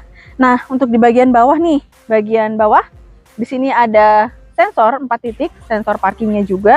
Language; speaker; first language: Indonesian; native; Indonesian